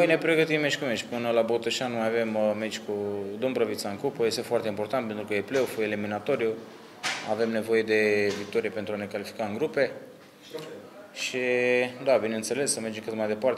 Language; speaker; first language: Romanian; native; Romanian